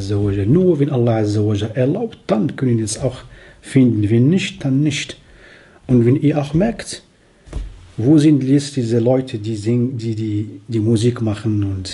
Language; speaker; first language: German; non-native, fluent; Arabic